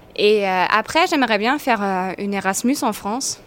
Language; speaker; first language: French; non-native, fluent; German